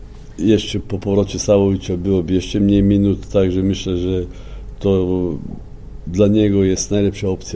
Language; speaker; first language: Polish; non-native, fluent; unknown